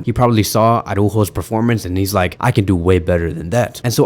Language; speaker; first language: English; native; English